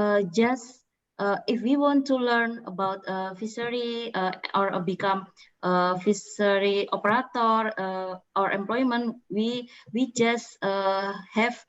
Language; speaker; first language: English; non-native, learner; Indonesian